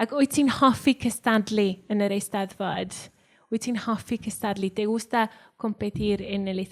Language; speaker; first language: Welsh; native; Welsh